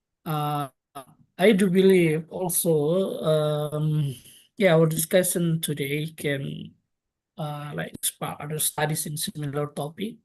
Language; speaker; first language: English; non-native, local second language; Indonesian